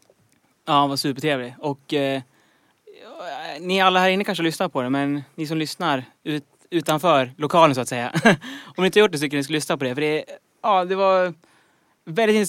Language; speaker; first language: Swedish; native; Swedish